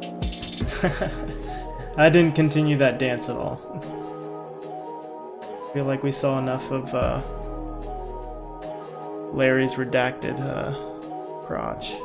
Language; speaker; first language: English; native; English